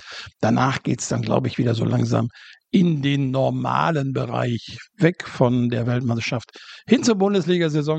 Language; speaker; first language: German; native; German